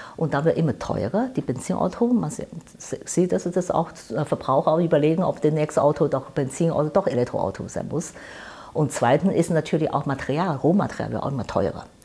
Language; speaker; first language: German; non-native, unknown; Chinese